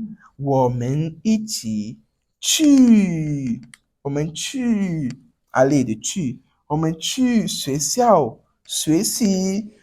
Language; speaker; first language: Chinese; non-native, learner; French